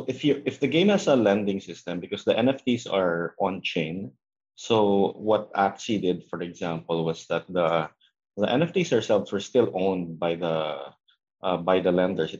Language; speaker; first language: English; non-native, local second language; Filipino